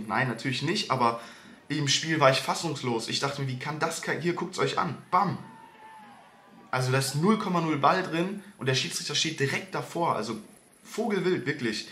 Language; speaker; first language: German; native; German